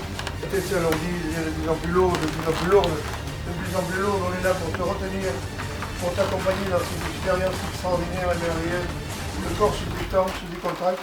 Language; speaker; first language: French; native; French